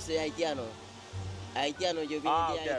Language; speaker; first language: Spanish; non-native, fluent; Haitian Creole